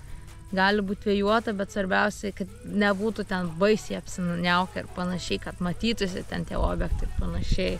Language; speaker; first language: Lithuanian; native; Lithuanian